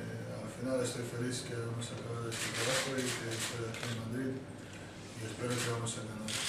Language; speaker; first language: Spanish; non-native, fluent; Croatian